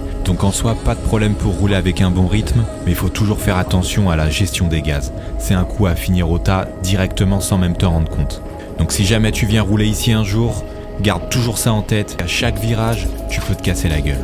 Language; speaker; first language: French; native; French